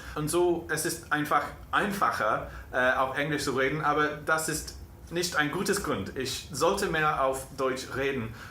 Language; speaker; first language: German; non-native, learner; English